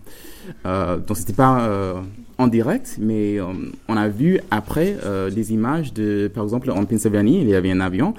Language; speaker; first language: French; non-native, fluent; English